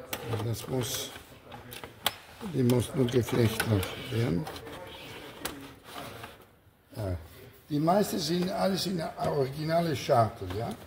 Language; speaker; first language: German; non-native, learner; Italian